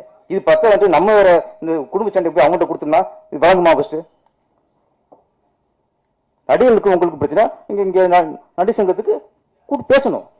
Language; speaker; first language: Tamil; native; Tamil